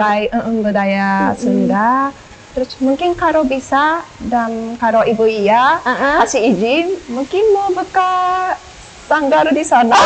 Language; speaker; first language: Indonesian; non-native, fluent; Japanese